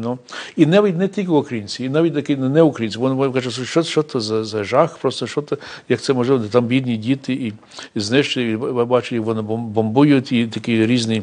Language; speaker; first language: Ukrainian; early bilingual, heritage; English